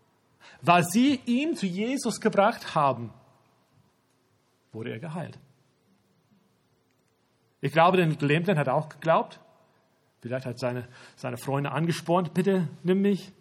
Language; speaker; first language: German; non-native, fluent; English